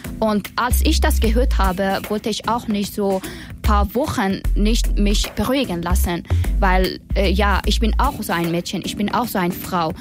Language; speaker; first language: German; non-native, learner; Persian